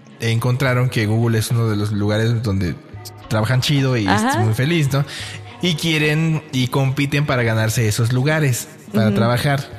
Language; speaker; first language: Spanish; native; Spanish